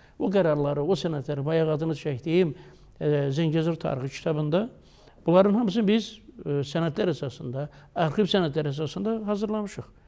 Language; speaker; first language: Azerbaijani; native; Azerbaijani